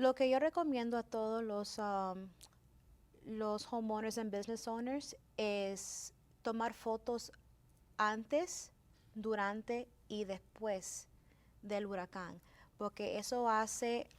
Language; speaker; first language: Spanish; early bilingual, heritage; Spanish